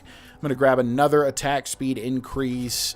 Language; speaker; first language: English; native; English